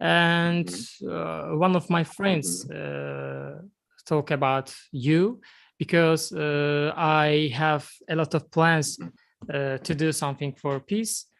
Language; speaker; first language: English; non-native, learner; Azerbaijani